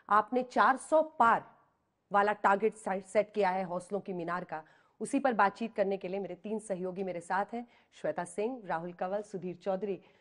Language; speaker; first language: Hindi; native; Hindi